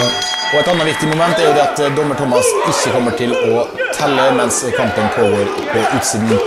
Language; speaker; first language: Norwegian; native; Norwegian